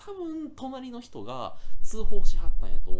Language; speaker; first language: Japanese; native; Japanese